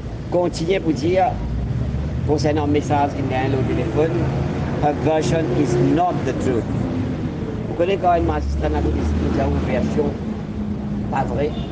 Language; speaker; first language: French; non-native, local second language; Morisyen